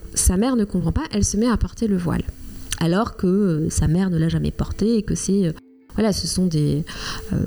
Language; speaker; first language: French; non-native, local second language; Kinyarwanda